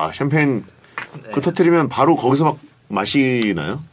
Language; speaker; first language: Korean; native; Korean